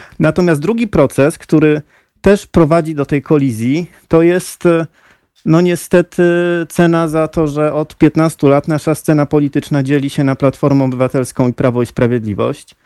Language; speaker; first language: Polish; native; Polish